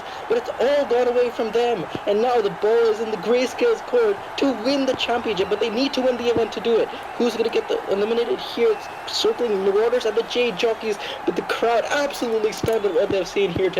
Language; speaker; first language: English; native; English